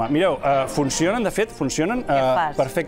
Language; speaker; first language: Catalan; native; Catalan